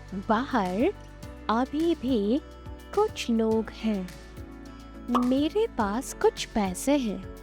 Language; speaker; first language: Hindi; non-native, fluent; Sinhala